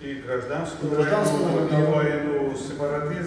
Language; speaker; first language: Russian; non-native, fluent; Georgian